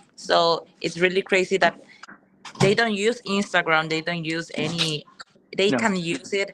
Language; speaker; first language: English; non-native, fluent; Spanish